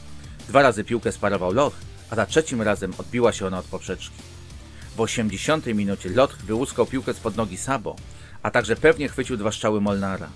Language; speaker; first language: Polish; native; Polish